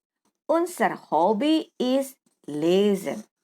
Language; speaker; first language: German; non-native, fluent; Indonesian